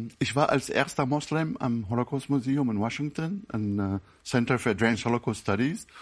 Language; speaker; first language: German; non-native, fluent; Arabic